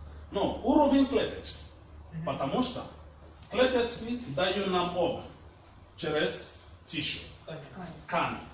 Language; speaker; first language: Russian; non-native, learner; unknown